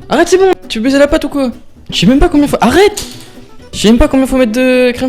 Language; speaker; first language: French; native; French